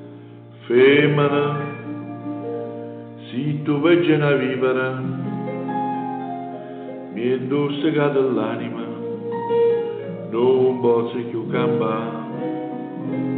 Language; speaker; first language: English; non-native, learner; Italian